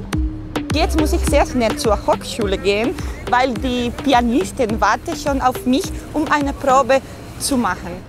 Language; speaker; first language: German; non-native, fluent; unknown